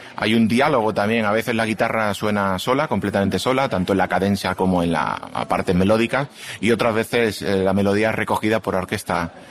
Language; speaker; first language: Spanish; native; Spanish